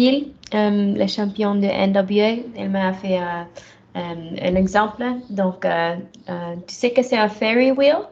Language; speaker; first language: French; non-native, fluent; German